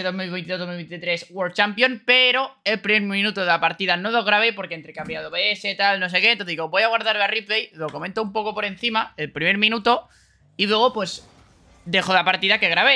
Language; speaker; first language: Spanish; native; Spanish